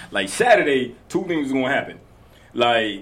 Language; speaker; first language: English; early bilingual, other home language; Igbo